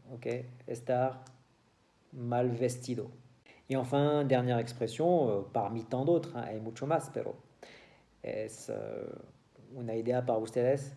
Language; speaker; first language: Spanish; non-native, learner; French